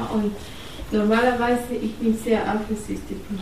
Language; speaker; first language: German; non-native, learner; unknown